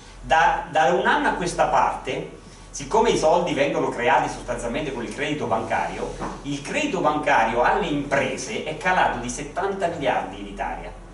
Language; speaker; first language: Italian; native; Italian